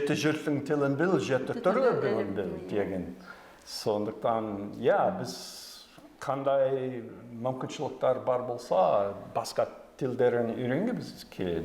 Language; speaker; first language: Kazakh; non-native, fluent; English